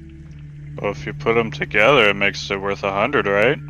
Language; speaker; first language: English; native; English